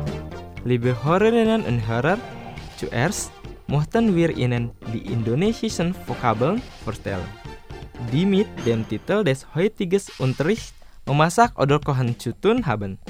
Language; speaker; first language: German; non-native, fluent; Indonesian